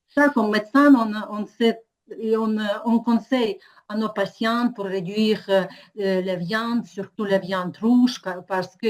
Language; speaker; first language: French; non-native, learner; Ukrainian